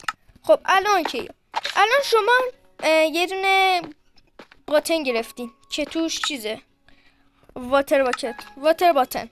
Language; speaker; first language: Persian; native; Persian